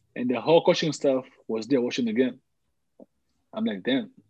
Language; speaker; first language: English; early bilingual, other home language; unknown